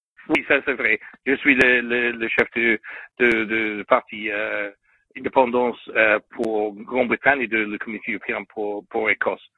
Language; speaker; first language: French; non-native, learner; English